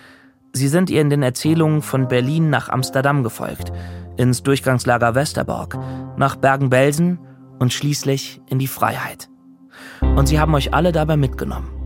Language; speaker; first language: German; native; German